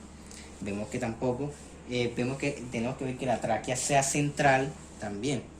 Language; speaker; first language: Spanish; native; Spanish